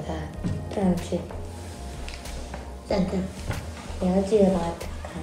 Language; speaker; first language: Chinese; early bilingual, heritage; Chinese